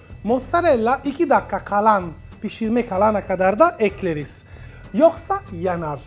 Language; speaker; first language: Turkish; non-native, learner; Italian